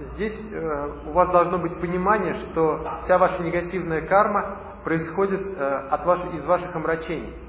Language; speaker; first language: Russian; native; Russian